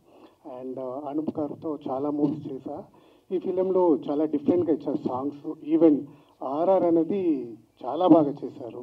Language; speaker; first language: Telugu; non-native, learner; Tamil